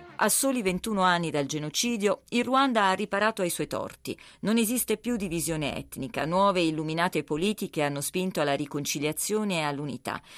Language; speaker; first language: Italian; native; Italian